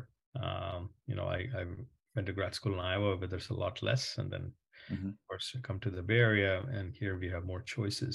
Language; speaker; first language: English; non-native, local second language; Malayalam